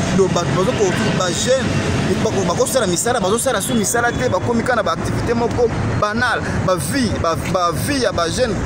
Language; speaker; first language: Lingala; non-native, local second language; Kongo